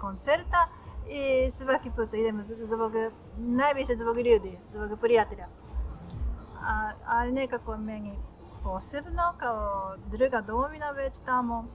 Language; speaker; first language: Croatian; non-native, learner; Japanese